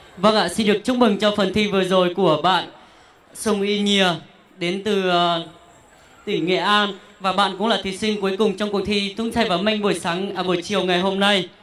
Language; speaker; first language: Vietnamese; non-native, local second language; Hmong